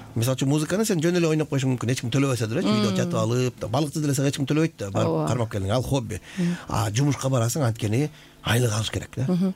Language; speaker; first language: Kyrgyz; native; Kyrgyz